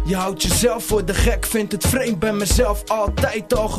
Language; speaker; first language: Dutch; native; Dutch